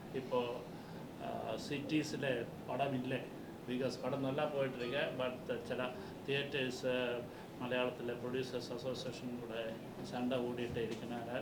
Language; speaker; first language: Tamil; non-native, learner; Malayalam